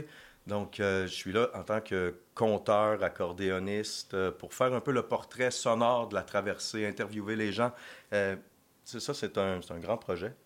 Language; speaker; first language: French; native; French